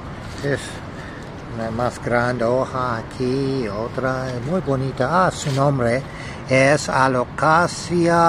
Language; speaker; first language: Spanish; non-native, learner; English